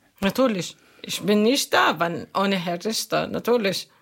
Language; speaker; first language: German; non-native, learner; Arabic